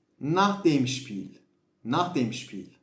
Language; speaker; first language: German; non-native, fluent; Turkish